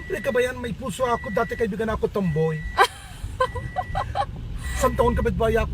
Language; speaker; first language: Filipino; non-native, learner; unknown